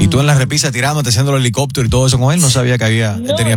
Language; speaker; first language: Spanish; native; Spanish